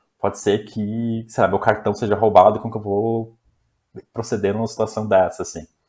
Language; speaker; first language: Portuguese; native; Portuguese